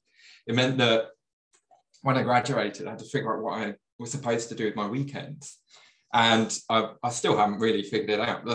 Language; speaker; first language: English; native; English